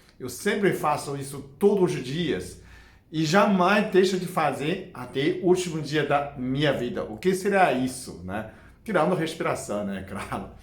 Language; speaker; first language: Portuguese; non-native, fluent; Chinese